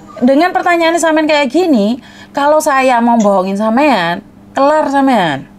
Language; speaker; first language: Indonesian; non-native, local second language; Madurese